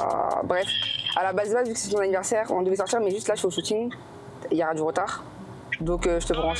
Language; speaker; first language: French; native; French